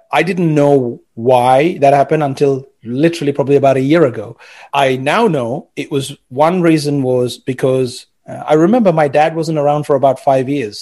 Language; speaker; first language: English; non-native, local second language; Sinhala